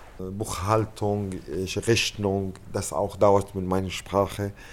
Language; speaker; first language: German; non-native, learner; Arabic